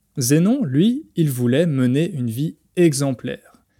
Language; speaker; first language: French; native; French